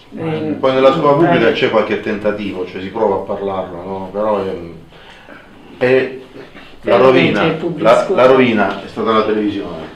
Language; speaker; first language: Italian; native; Italian